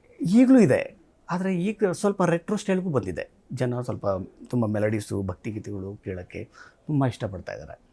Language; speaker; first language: Kannada; non-native, local second language; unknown